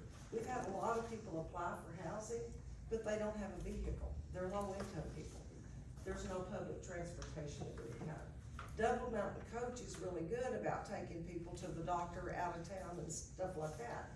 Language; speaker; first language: English; native; English